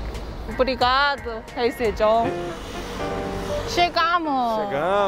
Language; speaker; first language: Portuguese; non-native, fluent; Korean